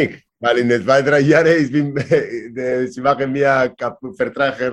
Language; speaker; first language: German; non-native, learner; Spanish